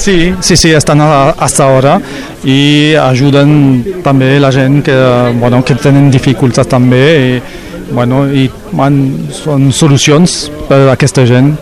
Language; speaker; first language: Catalan; non-native, local second language; French